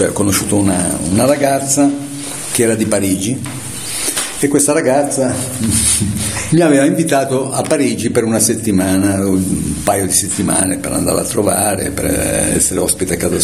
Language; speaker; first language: Italian; native; Italian